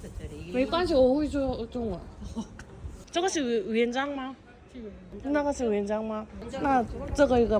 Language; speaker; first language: Chinese; non-native, fluent; Korean